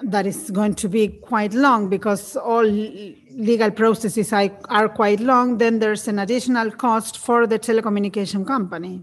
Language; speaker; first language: English; non-native, fluent; Spanish